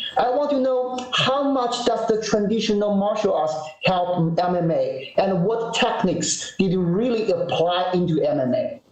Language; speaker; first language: English; non-native, fluent; Chinese